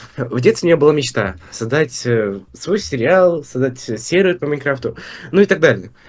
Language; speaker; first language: Russian; native; Russian